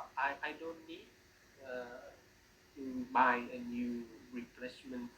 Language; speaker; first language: English; non-native, learner; Vietnamese